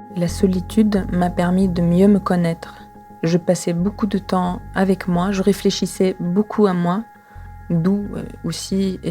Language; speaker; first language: French; non-native, fluent; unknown